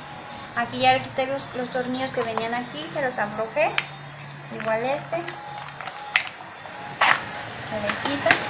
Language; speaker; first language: Spanish; native; Spanish